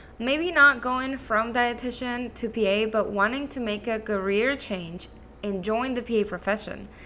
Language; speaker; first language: English; non-native, fluent; Spanish